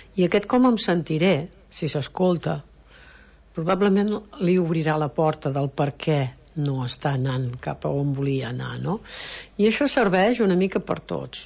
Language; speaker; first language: Catalan; native; Catalan